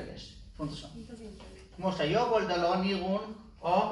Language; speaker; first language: Hungarian; non-native, learner; Hebrew